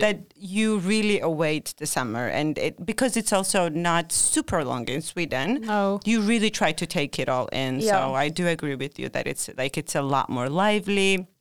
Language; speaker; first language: English; non-native, fluent; Georgian